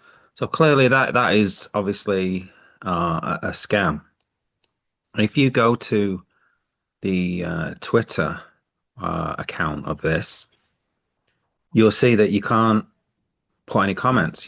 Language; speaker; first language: English; native; English